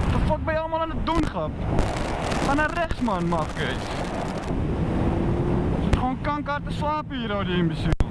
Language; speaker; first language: Dutch; native; Dutch